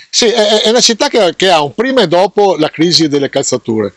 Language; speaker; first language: Italian; native; Italian